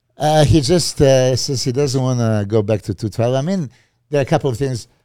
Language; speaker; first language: English; non-native, fluent; Serbian